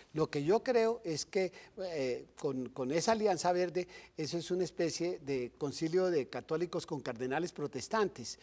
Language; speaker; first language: Spanish; native; Spanish